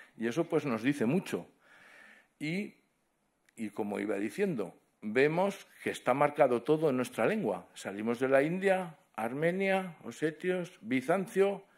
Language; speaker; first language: Spanish; non-native, local second language; Catalan